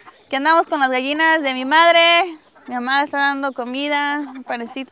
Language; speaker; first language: Spanish; early bilingual, heritage; Spanish